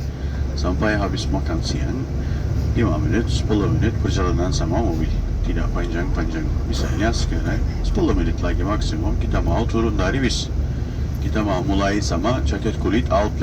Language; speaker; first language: Indonesian; non-native, fluent; Turkish